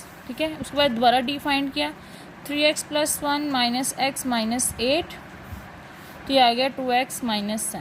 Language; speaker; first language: Hindi; non-native, local second language; Punjabi